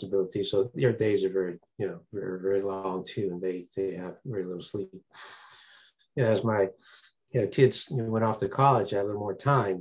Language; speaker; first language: English; early bilingual, other home language; Cantonese